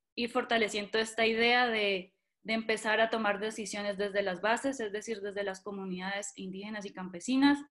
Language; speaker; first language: Spanish; native; Spanish